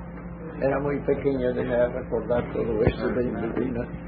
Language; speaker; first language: Spanish; early bilingual, heritage; Ladino